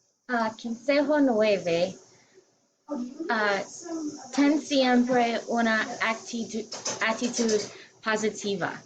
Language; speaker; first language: Spanish; non-native, learner; English